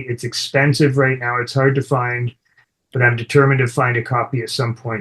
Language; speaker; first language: English; native; English